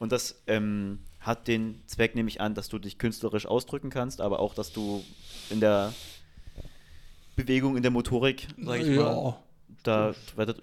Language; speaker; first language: German; native; German